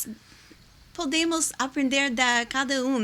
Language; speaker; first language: Portuguese; non-native, learner; English